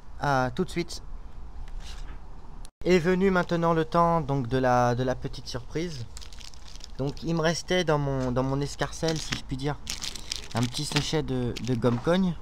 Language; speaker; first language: French; native; French